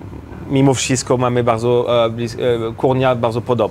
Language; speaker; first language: Polish; non-native, learner; French